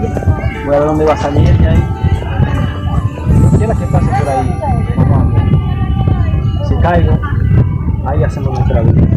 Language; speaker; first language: Spanish; non-native, learner; Haitian Creole